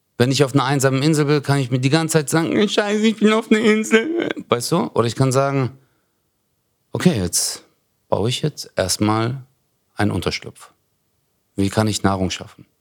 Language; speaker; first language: German; early bilingual, other home language; Turkish